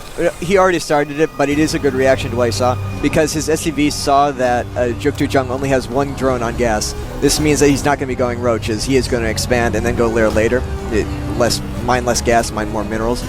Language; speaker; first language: English; native; English